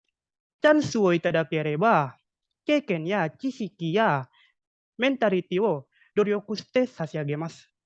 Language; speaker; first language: Japanese; non-native, learner; Indonesian